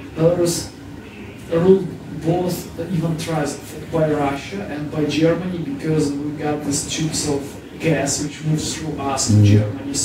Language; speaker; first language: English; non-native, fluent; Russian